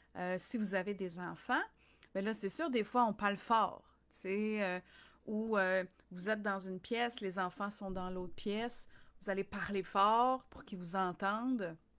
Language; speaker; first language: French; native; French